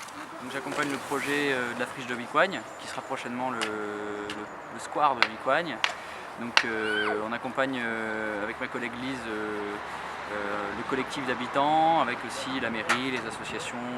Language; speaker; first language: French; native; French